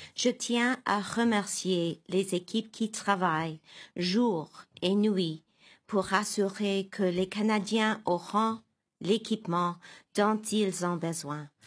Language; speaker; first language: French; non-native, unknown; English